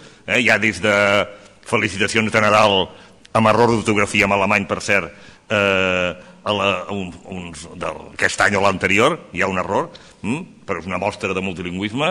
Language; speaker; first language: Catalan; native; Catalan